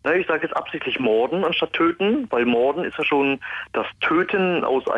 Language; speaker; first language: German; native; German